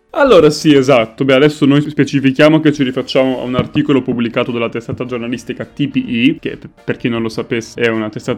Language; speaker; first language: Italian; native; Italian